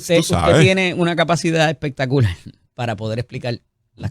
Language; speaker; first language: Spanish; native; Spanish